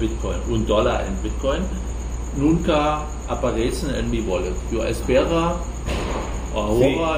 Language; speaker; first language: Spanish; non-native, learner; German